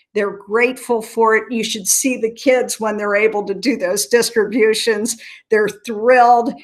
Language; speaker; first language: English; native; English